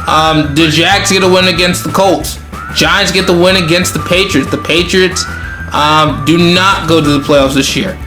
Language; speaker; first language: English; native; English